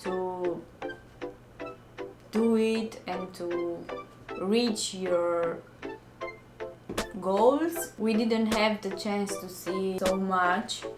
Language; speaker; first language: English; non-native, learner; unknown